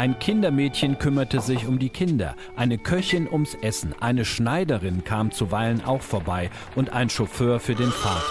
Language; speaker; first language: German; native; German